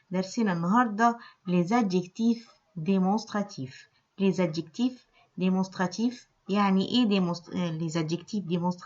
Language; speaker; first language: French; non-native, local second language; Arabic